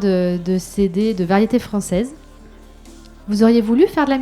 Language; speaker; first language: French; native; French